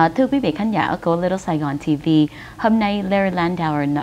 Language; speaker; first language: Vietnamese; early bilingual, heritage; Vietnamese